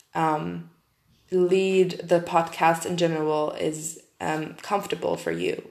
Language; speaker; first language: English; non-native, fluent; German